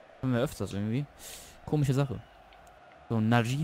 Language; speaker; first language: German; native; German